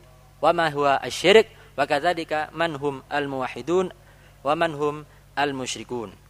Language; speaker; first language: Arabic; non-native, fluent; Indonesian